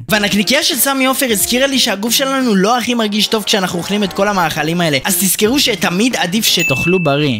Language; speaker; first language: Hebrew; native; Hebrew